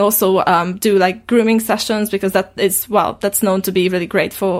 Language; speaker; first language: English; non-native, fluent; Romanian